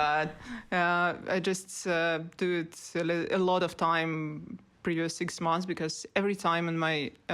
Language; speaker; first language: English; non-native, learner; Russian